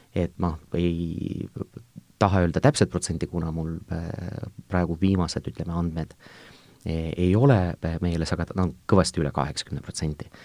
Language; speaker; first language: Estonian; non-native, local second language; Russian